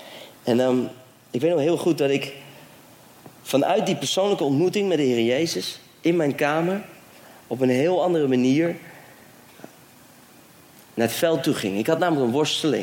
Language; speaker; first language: Dutch; native; Dutch